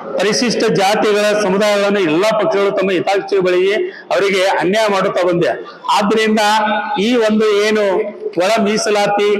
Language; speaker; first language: Kannada; non-native, local second language; Lambadi